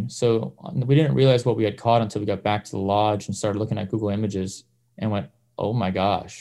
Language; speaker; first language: English; native; English